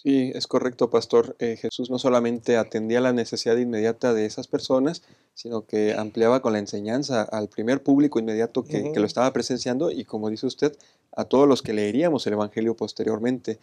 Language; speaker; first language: Spanish; native; Spanish